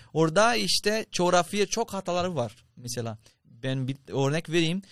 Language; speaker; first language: Turkish; non-native, fluent; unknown